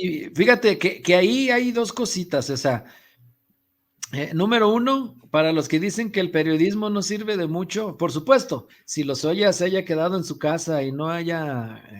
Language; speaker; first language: Spanish; native; Spanish